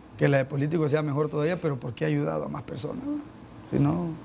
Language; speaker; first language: Spanish; native; Spanish